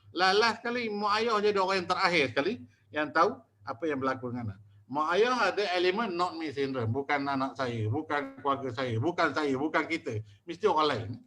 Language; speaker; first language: Malay; native; Malay